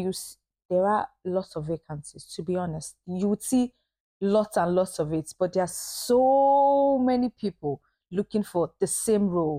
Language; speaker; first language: English; non-native, local second language; Yoruba